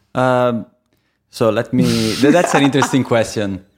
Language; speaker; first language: English; non-native, fluent; Italian